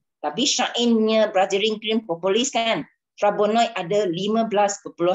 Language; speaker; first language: Malay; non-native, local second language; Chinese